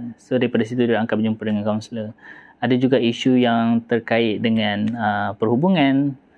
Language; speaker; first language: Malay; native; Malay